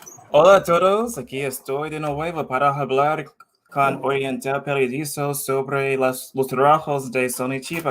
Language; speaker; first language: Spanish; non-native, fluent; English